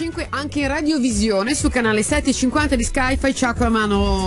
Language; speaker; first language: Italian; native; Italian